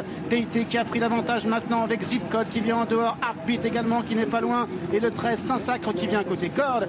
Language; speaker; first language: French; native; French